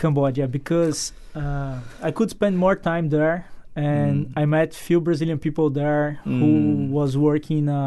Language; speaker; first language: English; non-native, fluent; Portuguese